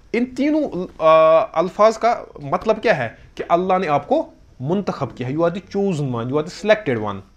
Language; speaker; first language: Urdu; non-native, local second language; Kashmiri